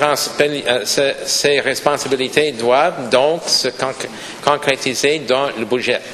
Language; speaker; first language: French; non-native, local second language; English